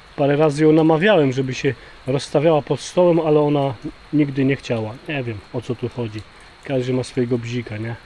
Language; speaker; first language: Polish; native; Polish